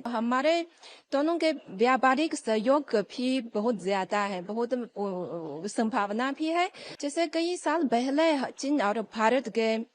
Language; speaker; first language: Hindi; non-native, fluent; Chinese